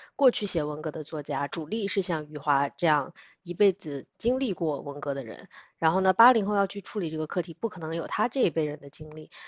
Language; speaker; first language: Chinese; native; Chinese